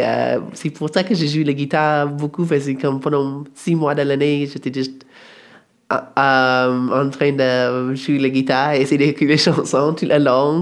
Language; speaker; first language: French; non-native, fluent; English